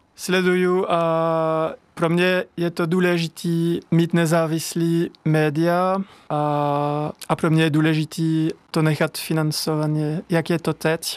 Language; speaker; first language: Czech; non-native, learner; French